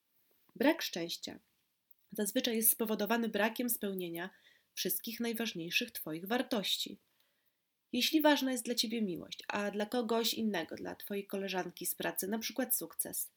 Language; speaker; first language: Polish; native; Polish